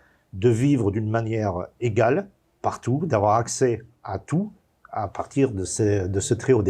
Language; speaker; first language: French; native; French